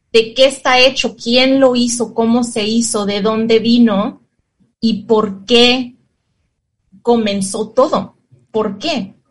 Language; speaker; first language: Spanish; native; Spanish